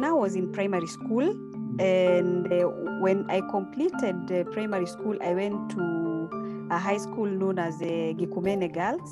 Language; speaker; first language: English; non-native, local second language; Meru